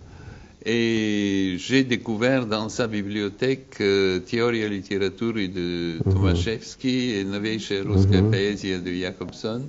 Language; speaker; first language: French; non-native, fluent; Bulgarian